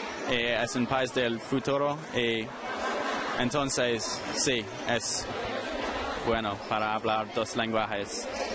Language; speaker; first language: Spanish; non-native, learner; English